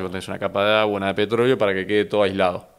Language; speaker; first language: Spanish; native; Spanish